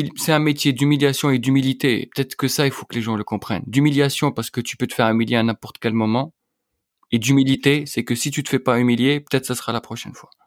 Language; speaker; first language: French; non-native, local second language; Arabic